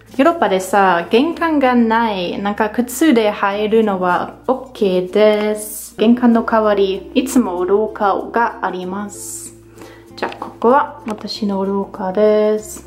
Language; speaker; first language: Japanese; non-native, learner; German